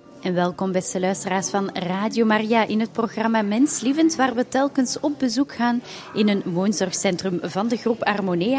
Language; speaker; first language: Dutch; native; Dutch